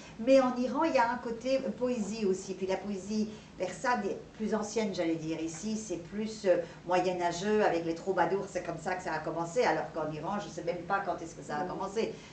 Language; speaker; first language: French; non-native, fluent; Persian